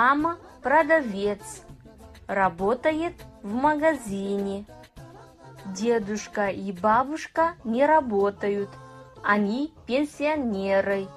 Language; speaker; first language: Russian; non-native, fluent; Kazakh